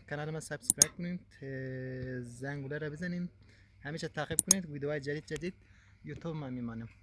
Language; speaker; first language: Persian; non-native, local second language; Turkmen